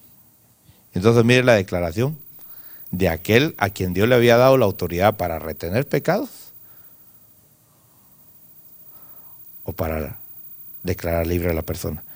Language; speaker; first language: Spanish; native; Spanish